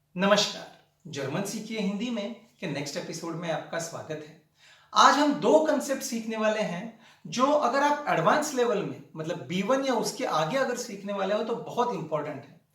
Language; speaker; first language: Hindi; non-native, local second language; Marathi